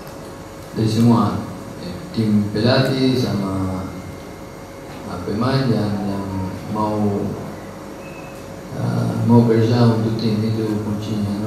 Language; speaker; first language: Indonesian; non-native, learner; Spanish